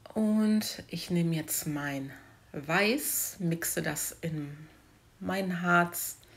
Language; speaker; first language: German; native; German